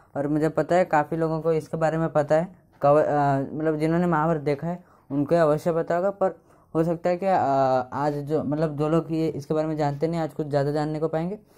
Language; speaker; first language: Hindi; native; Hindi